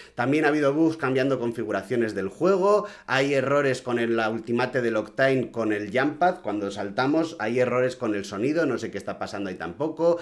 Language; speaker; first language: Spanish; native; Spanish